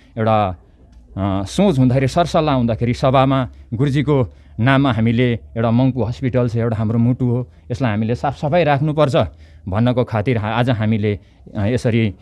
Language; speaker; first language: Nepali; native; Nepali